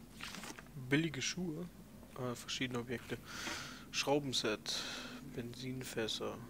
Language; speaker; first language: German; native; German